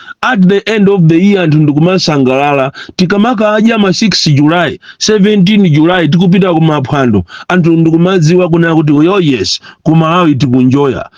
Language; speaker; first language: Nyanja; non-native, local second language; Tumbuka